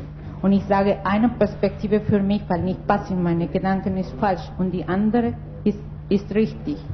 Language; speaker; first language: German; non-native, fluent; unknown